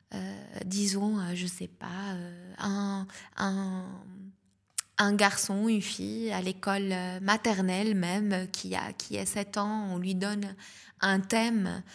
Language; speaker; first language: French; non-native, local second language; Arabic